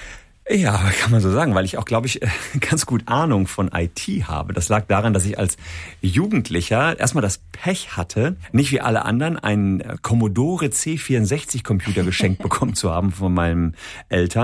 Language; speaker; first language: German; native; German